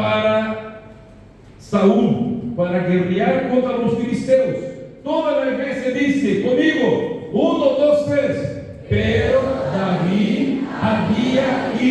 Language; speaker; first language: Spanish; non-native, fluent; Portuguese